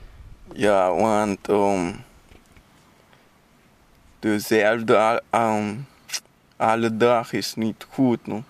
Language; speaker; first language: Dutch; non-native, learner; Papiamento